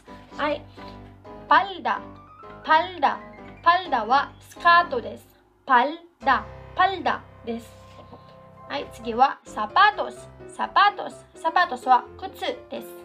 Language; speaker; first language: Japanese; non-native, fluent; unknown